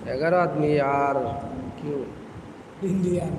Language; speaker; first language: Hindi; non-native, learner; Bangla